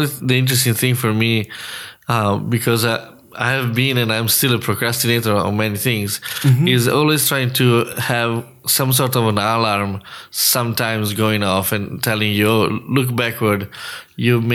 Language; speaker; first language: English; non-native, fluent; Italian